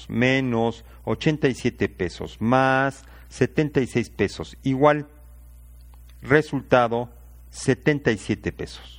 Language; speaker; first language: Spanish; native; Spanish